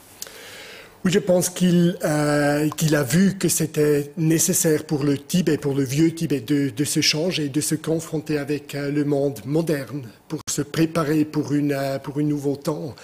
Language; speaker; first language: French; non-native, fluent; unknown